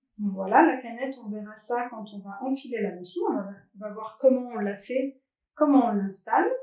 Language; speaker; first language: French; native; French